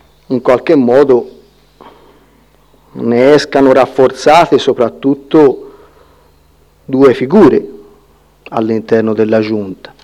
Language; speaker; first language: Italian; native; Italian